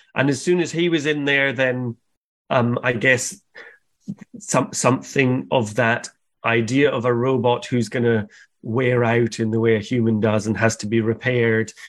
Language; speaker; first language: English; native; English